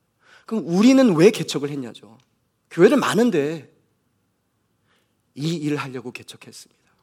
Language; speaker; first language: Korean; native; Korean